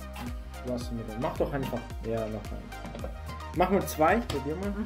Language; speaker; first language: German; native; German